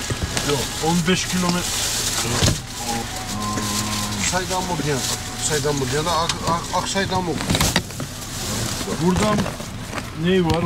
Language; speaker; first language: Turkish; non-native, learner; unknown